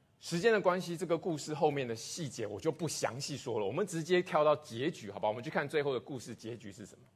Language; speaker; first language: Chinese; native; Chinese